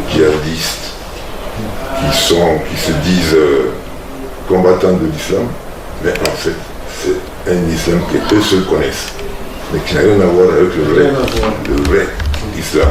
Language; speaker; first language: French; non-native, local second language; Bambara